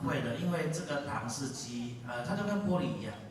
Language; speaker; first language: Chinese; native; Chinese